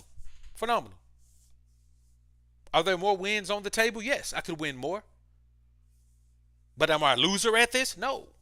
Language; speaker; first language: English; native; English